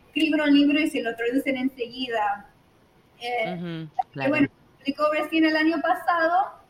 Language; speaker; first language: Spanish; non-native, fluent; English